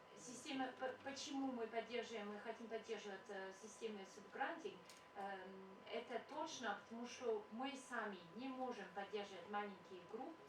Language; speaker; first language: Russian; non-native, fluent; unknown